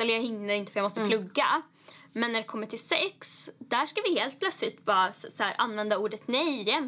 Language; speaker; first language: Swedish; native; Swedish